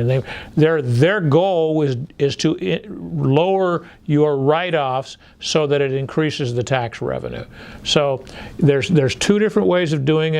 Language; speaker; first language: English; native; English